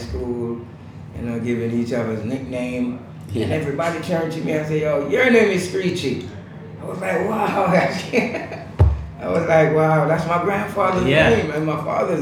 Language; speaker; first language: English; non-native, local second language; Jamaican Creole English